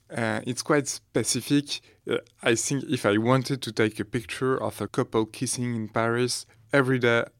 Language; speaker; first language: English; non-native, fluent; French